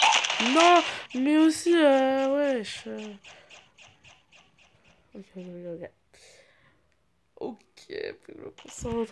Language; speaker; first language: French; native; French